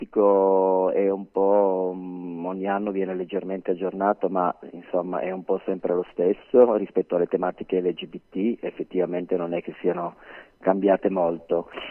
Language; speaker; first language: Italian; native; Italian